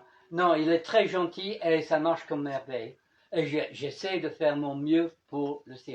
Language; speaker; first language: French; non-native, fluent; English